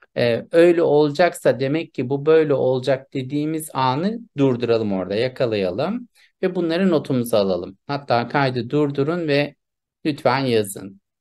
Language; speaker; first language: Turkish; native; Turkish